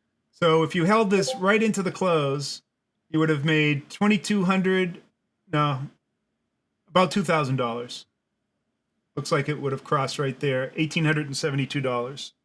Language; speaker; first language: English; native; English